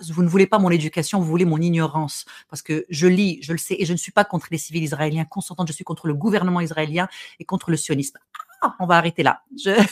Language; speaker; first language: French; non-native, local second language; Arabic